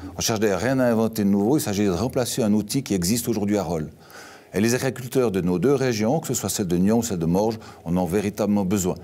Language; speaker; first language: French; native; French